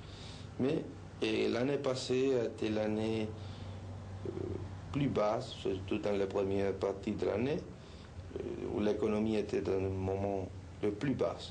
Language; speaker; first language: French; non-native, fluent; Spanish